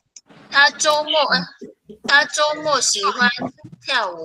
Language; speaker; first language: Chinese; non-native, fluent; Filipino